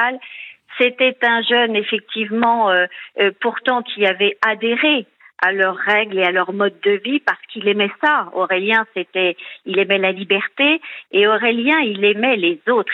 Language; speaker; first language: French; native; French